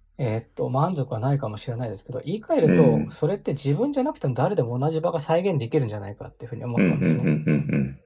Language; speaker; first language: Japanese; native; Japanese